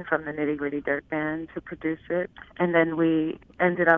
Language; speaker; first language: English; native; English